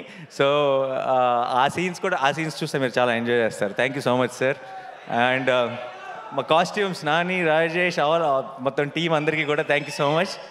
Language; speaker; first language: Telugu; native; Telugu